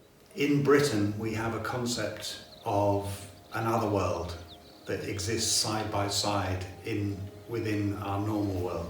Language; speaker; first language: English; native; English